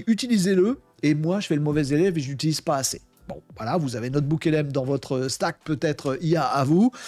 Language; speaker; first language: French; native; French